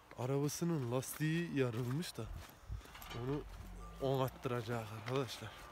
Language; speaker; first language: Turkish; native; Turkish